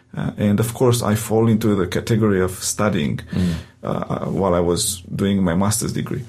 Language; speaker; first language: English; non-native, fluent; Romanian